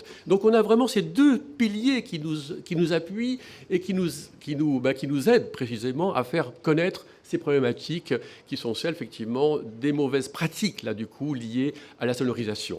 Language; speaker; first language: French; native; French